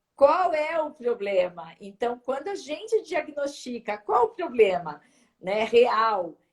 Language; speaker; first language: Portuguese; native; Portuguese